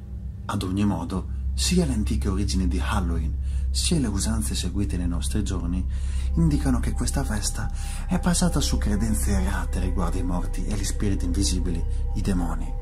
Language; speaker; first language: Italian; native; Italian